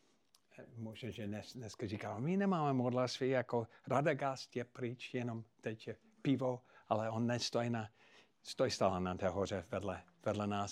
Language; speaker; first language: Czech; non-native, fluent; English